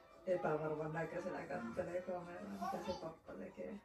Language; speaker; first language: Finnish; native; Finnish